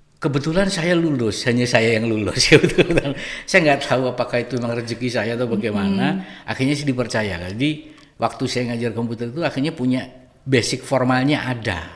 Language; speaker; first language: Indonesian; native; Indonesian